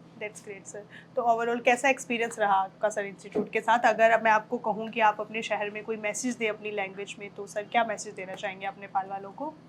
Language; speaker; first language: Hindi; native; Hindi